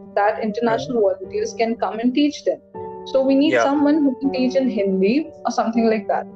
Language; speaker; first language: English; non-native, local second language; Hindi